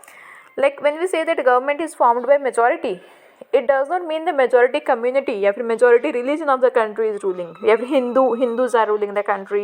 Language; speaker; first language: English; non-native, local second language; Hindi